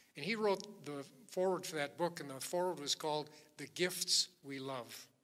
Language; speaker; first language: English; native; English